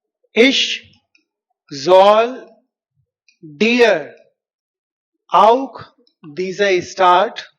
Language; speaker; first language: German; non-native, fluent; Hindi